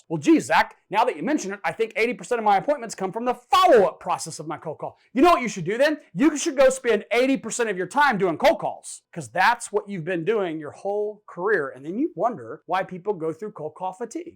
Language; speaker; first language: English; native; English